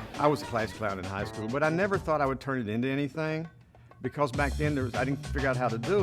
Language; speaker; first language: English; native; English